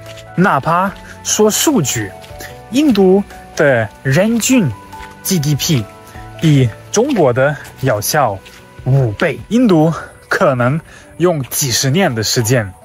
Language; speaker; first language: Chinese; non-native, fluent; German